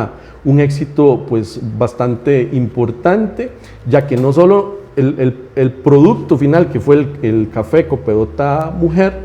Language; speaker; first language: Spanish; native; Spanish